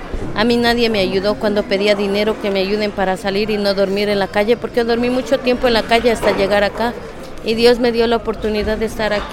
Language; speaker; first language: Spanish; native; Spanish